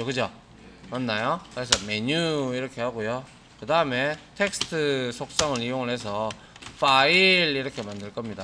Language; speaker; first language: Korean; native; Korean